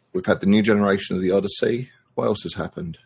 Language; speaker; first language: English; native; English